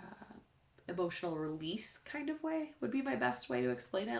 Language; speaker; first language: English; native; English